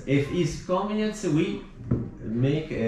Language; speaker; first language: English; non-native, learner; Italian